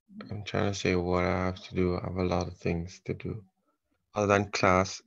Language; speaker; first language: English; native; English